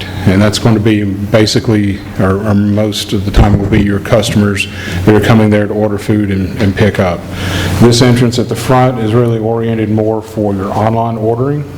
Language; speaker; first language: English; native; English